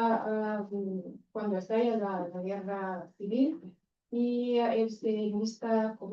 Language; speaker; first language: Spanish; non-native, fluent; Bulgarian